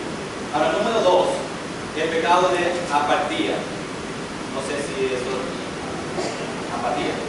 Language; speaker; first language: Spanish; non-native, fluent; English